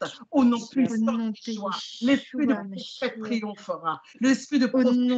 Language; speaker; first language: French; native; French